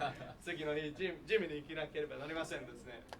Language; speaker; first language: Japanese; non-native, learner; English